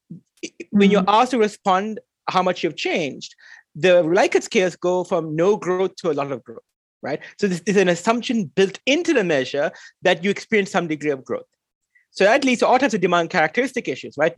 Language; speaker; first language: English; non-native, local second language; Sinhala